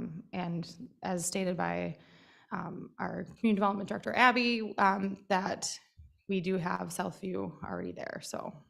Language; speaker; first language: English; native; English